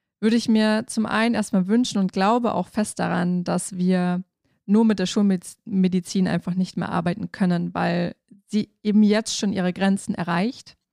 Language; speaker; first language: German; native; German